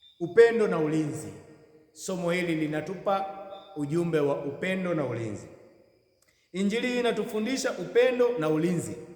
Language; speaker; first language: Swahili; native; Swahili